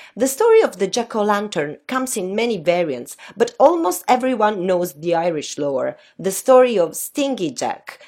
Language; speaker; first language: English; non-native, fluent; Italian